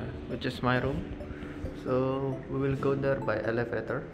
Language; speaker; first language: English; non-native, fluent; Indonesian